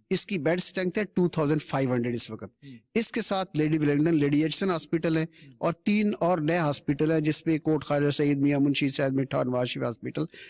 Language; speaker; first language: Urdu; non-native, local second language; Punjabi